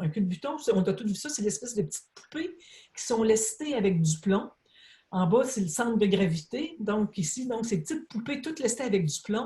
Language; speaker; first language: French; native; French